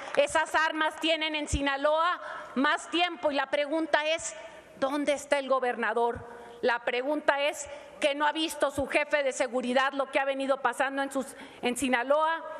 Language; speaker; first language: Spanish; native; Spanish